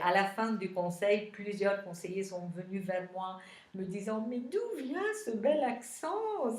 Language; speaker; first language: French; non-native, local second language; Arabic